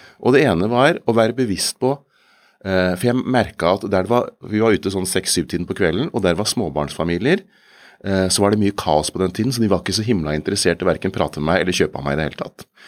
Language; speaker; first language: Norwegian; native; Norwegian